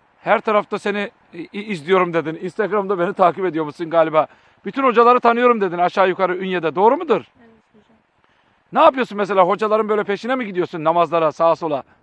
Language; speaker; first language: Turkish; native; Turkish